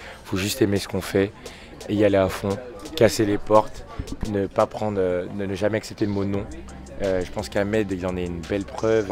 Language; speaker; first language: French; native; French